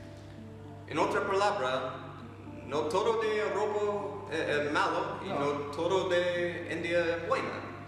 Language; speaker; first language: Spanish; non-native, fluent; English